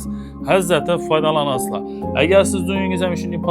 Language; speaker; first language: Uzbek; native; Uzbek